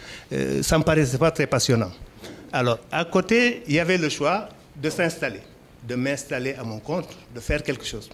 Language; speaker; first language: French; non-native, local second language; Wolof